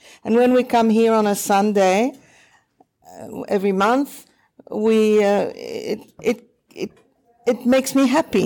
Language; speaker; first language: English; non-native, fluent; Yiddish